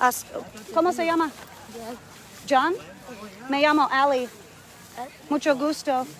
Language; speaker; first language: Spanish; non-native, learner; English